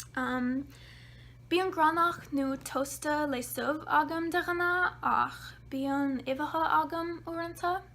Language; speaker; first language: Irish; non-native, learner; English